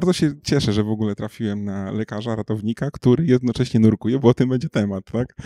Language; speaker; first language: Polish; native; Polish